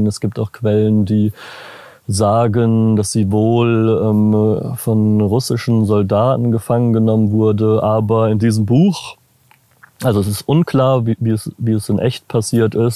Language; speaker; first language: German; native; German